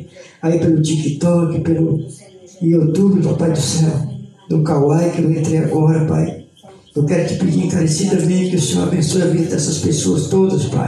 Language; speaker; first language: Portuguese; native; Portuguese